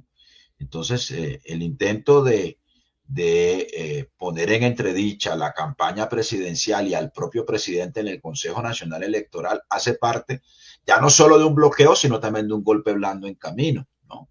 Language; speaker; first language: Spanish; native; Spanish